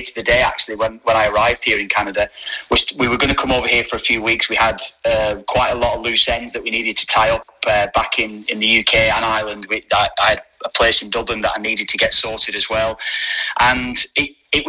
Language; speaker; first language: English; native; English